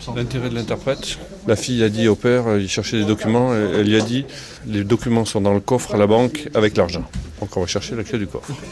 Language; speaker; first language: French; native; French